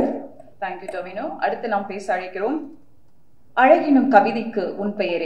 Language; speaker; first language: Tamil; native; Tamil